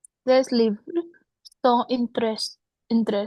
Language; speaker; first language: French; non-native, learner; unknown